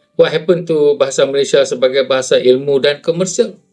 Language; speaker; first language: Malay; native; Malay